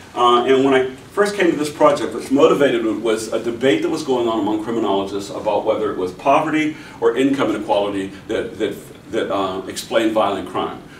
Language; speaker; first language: English; native; English